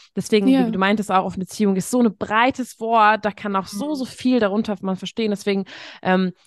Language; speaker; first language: German; non-native, fluent; Hungarian